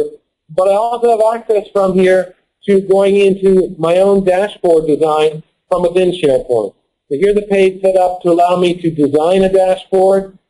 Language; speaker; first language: English; native; English